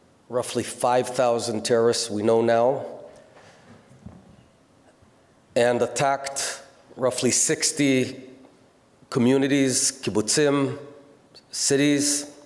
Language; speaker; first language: English; non-native, local second language; Hebrew